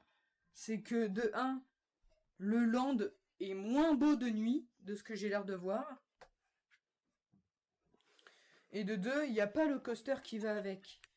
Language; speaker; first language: French; native; French